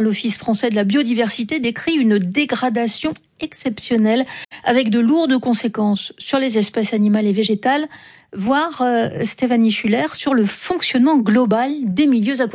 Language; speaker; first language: French; native; French